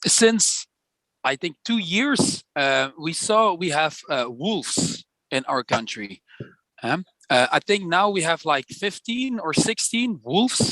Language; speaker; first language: English; non-native, fluent; Dutch